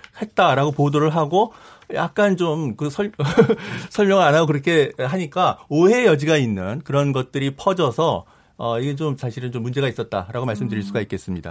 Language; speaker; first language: Korean; native; Korean